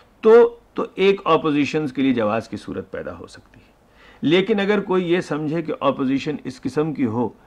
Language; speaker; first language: Urdu; native; Urdu